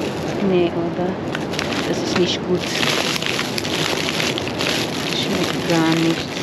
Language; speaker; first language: German; non-native, fluent; Filipino